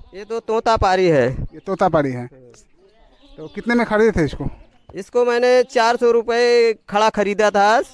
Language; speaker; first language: Hindi; native; Hindi